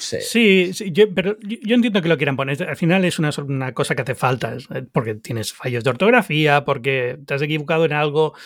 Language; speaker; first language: Spanish; native; Spanish